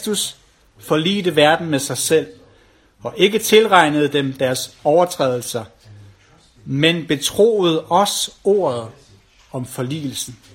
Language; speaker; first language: Danish; native; Danish